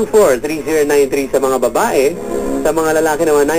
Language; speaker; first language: Filipino; native; Filipino